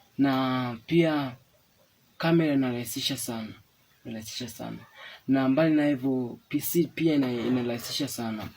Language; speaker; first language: Swahili; native; Swahili